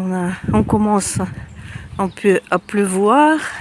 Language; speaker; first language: French; non-native, fluent; Russian